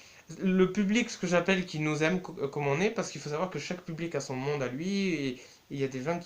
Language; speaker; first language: French; native; French